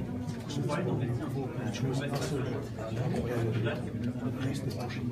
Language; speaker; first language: French; native; French